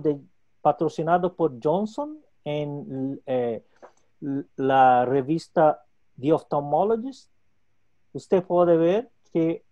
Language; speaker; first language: Spanish; non-native, local second language; Portuguese